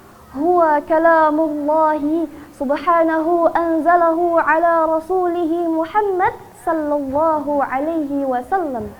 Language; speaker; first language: Arabic; non-native, learner; Indonesian